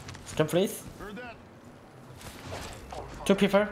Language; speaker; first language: English; non-native, learner; Korean